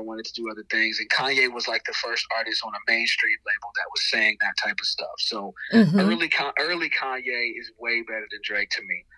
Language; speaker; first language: English; native; English